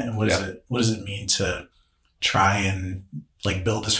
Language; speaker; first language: English; native; English